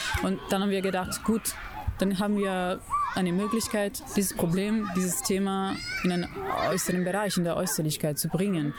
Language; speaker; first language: German; non-native, fluent; Italian